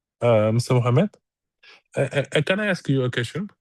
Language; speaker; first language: English; non-native, learner; French